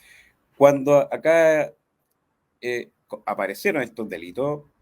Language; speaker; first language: Spanish; native; Spanish